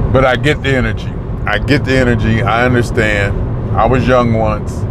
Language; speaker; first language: English; native; English